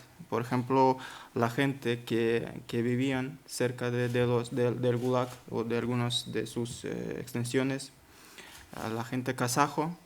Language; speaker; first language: Spanish; non-native, learner; Kazakh